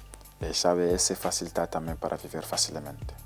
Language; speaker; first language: Portuguese; non-native, learner; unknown